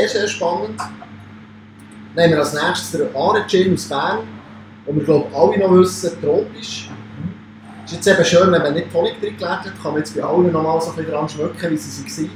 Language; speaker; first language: German; native; German